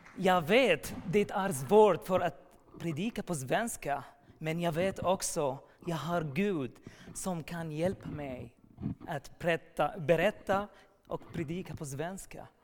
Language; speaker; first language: Swedish; non-native, learner; Arabic